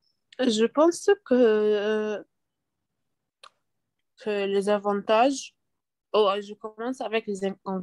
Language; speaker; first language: French; non-native, learner; Arabic